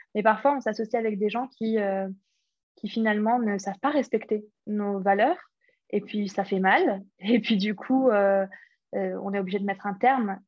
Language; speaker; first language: French; early bilingual, other home language; English